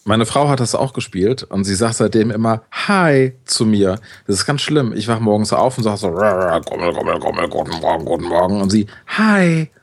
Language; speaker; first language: German; native; German